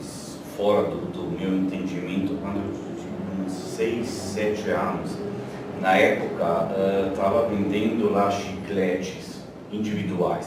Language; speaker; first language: Portuguese; non-native, fluent; Slovenian